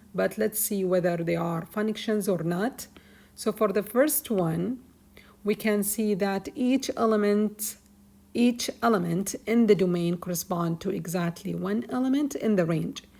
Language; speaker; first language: English; non-native, fluent; Arabic